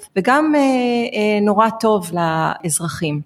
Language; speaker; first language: Hebrew; non-native, fluent; English